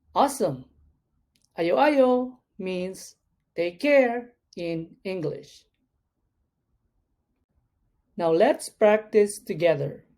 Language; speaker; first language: English; non-native, local second language; Cebuano